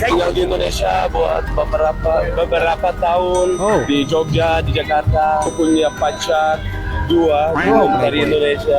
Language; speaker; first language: Indonesian; non-native, learner; German